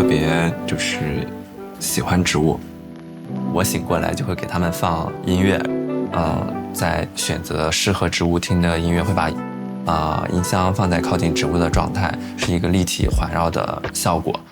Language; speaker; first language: Chinese; native; Chinese